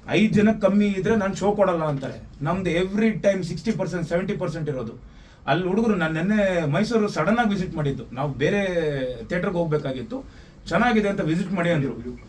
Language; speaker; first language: Kannada; native; Kannada